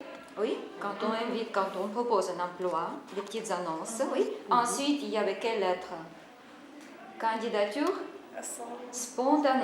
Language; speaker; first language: French; non-native, fluent; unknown